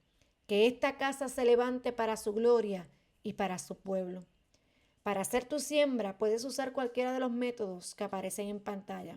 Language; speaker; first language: Spanish; native; Spanish